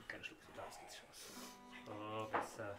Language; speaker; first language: German; native; German